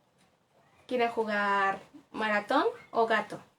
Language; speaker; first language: Spanish; native; Spanish